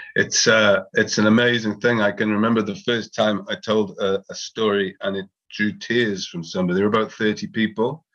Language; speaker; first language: English; native; English